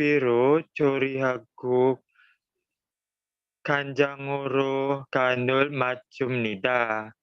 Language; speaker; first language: Korean; non-native, learner; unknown